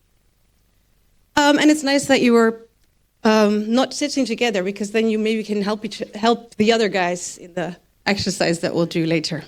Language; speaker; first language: English; non-native, fluent; Dutch